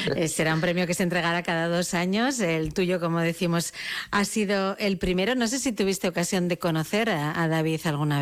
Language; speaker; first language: Spanish; native; Spanish